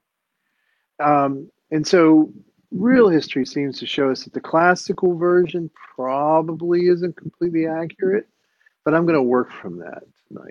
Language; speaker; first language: English; native; English